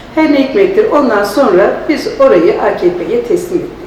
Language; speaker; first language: Turkish; native; Turkish